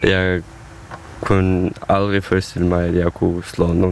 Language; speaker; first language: Danish; non-native, fluent; Ukrainian